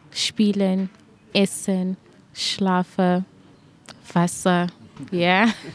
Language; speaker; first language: German; non-native, learner; Venda